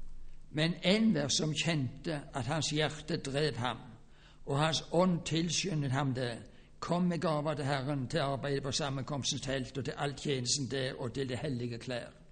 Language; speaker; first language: Norwegian; native; Norwegian